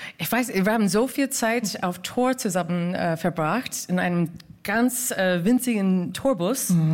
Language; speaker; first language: German; non-native, fluent; English